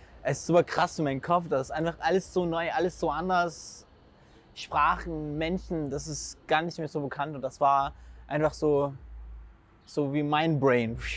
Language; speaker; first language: German; non-native, fluent; Arabic